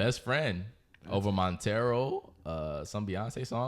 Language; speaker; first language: English; native; English